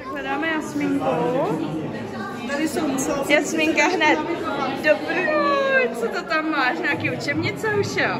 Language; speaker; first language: Czech; native; Czech